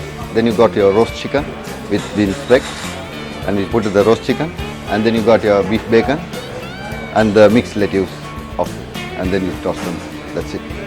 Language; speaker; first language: English; non-native, fluent; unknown